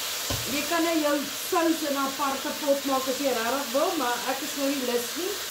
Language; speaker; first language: Afrikaans; native; Afrikaans